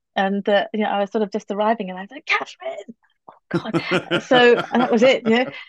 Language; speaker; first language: English; native; English